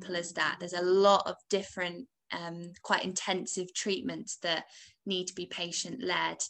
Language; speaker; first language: English; native; English